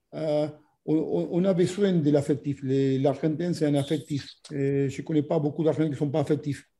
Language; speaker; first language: French; non-native, fluent; Spanish